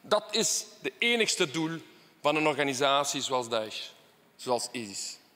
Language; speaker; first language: Dutch; non-native, local second language; French